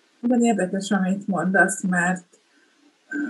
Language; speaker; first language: Hungarian; native; Hungarian